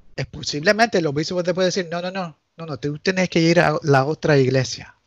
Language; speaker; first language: Spanish; early bilingual, heritage; Spanish